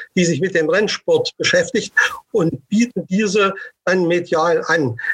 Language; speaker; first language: German; native; German